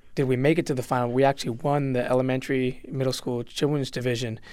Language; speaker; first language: English; native; English